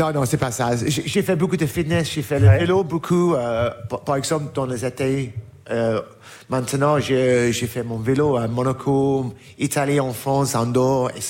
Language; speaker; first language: French; non-native, learner; English